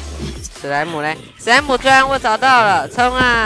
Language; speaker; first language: Chinese; native; Chinese